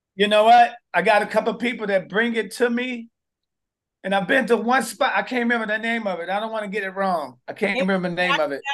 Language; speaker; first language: English; native; English